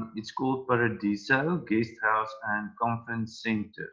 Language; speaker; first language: English; non-native, local second language; Afrikaans